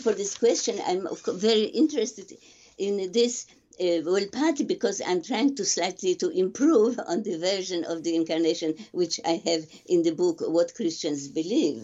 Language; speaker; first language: English; non-native, fluent; Polish